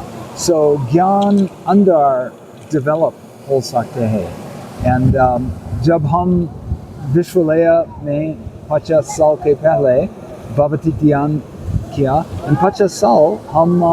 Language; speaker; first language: Hindi; non-native, learner; English